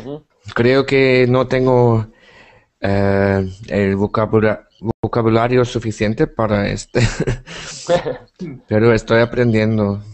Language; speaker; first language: Spanish; non-native, learner; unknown